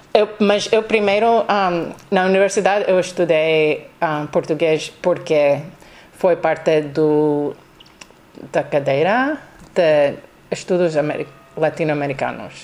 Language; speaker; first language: Portuguese; non-native, learner; English